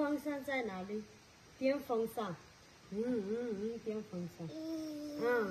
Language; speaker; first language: Chinese; non-native, learner; Nepali